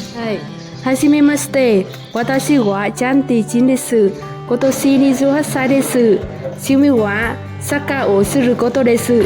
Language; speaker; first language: Japanese; non-native, learner; Vietnamese